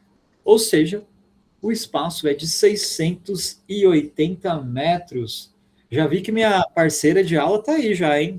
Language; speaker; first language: Portuguese; native; Portuguese